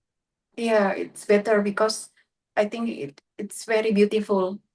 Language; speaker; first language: English; non-native, learner; Indonesian